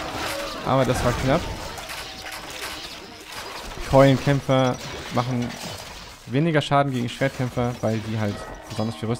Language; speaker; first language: German; native; German